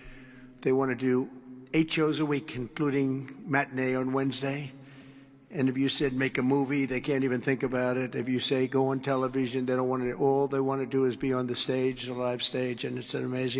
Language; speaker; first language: English; native; English